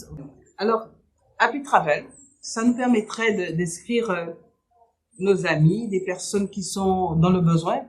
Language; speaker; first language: French; native; French